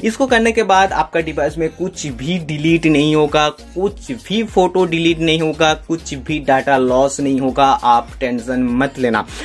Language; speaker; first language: Hindi; non-native, local second language; Bangla